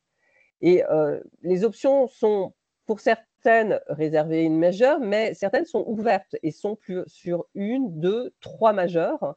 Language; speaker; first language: French; native; French